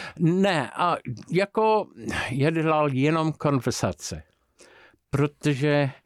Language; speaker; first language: Czech; non-native, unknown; English